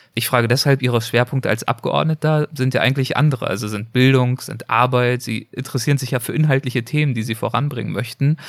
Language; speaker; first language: German; native; German